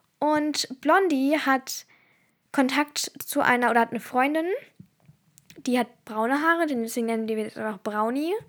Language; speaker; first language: German; early bilingual, other home language; Turkish